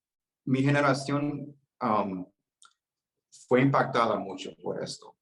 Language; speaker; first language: Spanish; early bilingual, heritage; Spanish